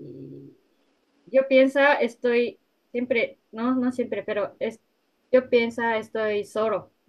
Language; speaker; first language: Spanish; non-native, learner; Japanese